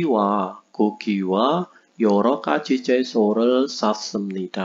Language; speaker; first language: Korean; non-native, fluent; Indonesian